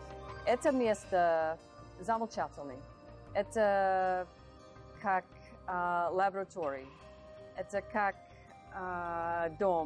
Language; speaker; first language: Russian; non-native, learner; English